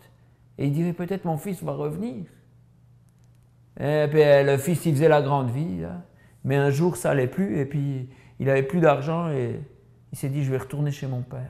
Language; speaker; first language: French; native; French